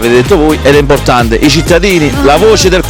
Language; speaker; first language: Italian; native; Italian